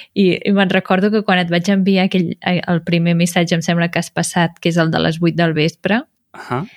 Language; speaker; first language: Catalan; native; Catalan